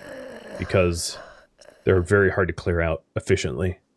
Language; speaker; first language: English; native; English